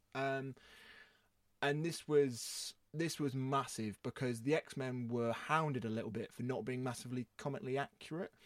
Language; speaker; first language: English; native; English